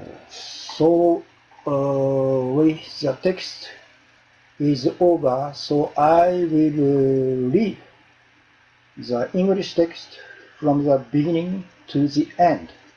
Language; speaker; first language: English; non-native, learner; Japanese